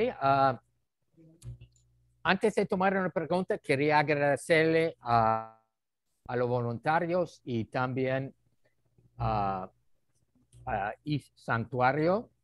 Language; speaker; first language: Spanish; non-native, fluent; English